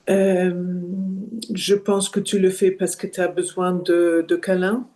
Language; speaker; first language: French; non-native, fluent; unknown